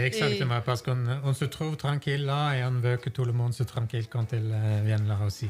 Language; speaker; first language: French; non-native, fluent; Norwegian